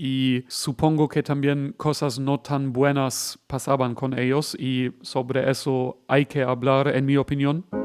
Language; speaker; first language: Spanish; non-native, fluent; German